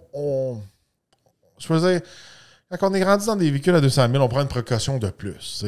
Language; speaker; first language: French; native; French